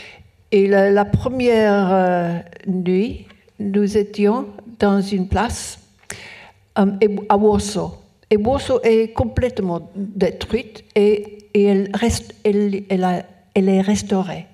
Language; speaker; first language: French; non-native, learner; English